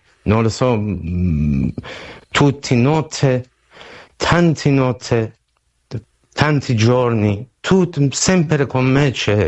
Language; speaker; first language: Italian; non-native, learner; Persian